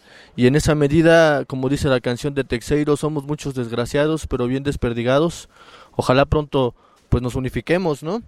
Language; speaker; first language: Spanish; native; Spanish